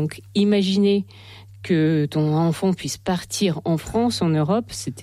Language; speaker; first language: French; non-native, fluent; Russian